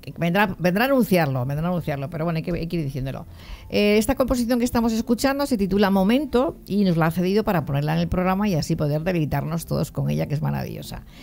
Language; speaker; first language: Spanish; native; Spanish